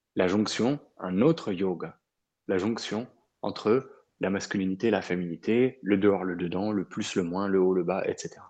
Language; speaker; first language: French; early bilingual, other home language; Arabic